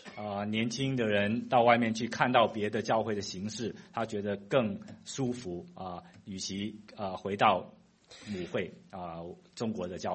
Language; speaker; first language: Chinese; non-native, fluent; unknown